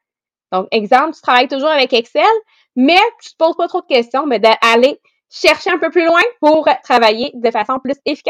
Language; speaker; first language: French; native; French